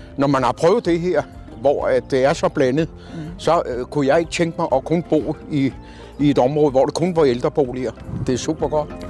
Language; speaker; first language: Danish; native; Danish